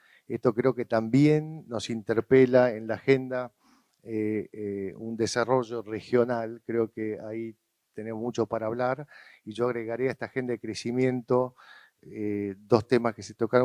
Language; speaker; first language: Spanish; native; Spanish